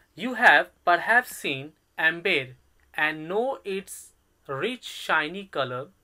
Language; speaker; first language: English; non-native, local second language; Bangla